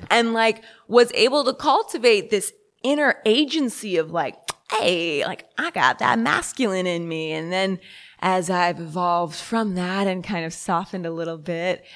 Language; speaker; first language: English; native; English